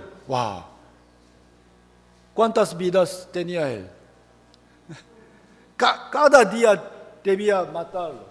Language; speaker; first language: Spanish; non-native, fluent; Korean